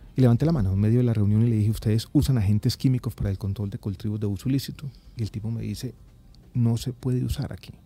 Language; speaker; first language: Spanish; native; Spanish